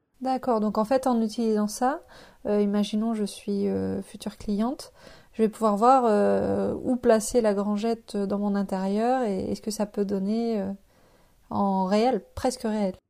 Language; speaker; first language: French; native; French